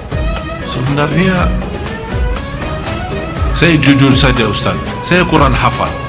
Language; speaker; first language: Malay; non-native, fluent; Arabic